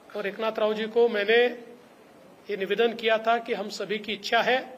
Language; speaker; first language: Hindi; non-native, local second language; Marathi